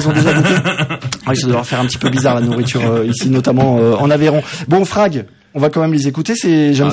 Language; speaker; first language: French; native; French